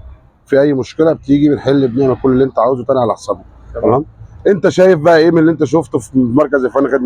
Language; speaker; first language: Arabic; native; Arabic